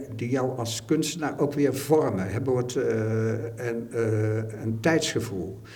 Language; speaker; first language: Dutch; native; Dutch